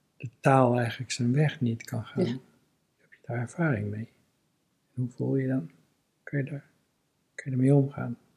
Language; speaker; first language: Dutch; native; Dutch